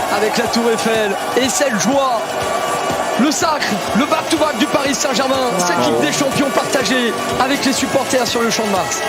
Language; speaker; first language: French; native; French